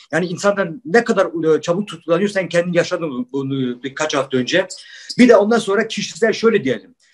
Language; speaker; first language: Turkish; early bilingual, heritage; Turkish